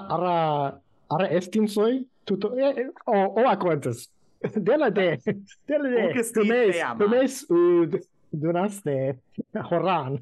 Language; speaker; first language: Greek; non-native, fluent; English